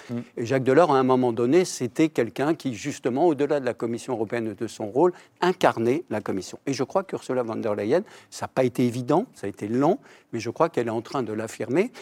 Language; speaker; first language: French; native; French